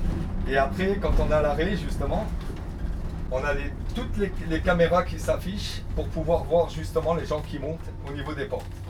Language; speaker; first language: French; native; French